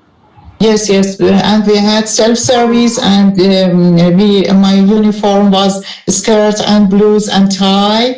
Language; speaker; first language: English; non-native, learner; Persian